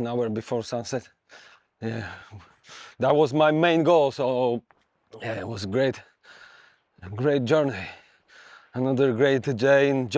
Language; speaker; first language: English; non-native, fluent; Polish